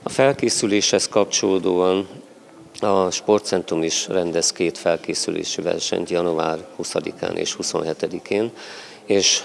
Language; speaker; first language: Hungarian; native; Hungarian